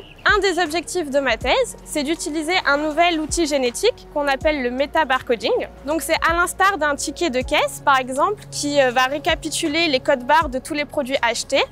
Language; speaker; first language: French; native; French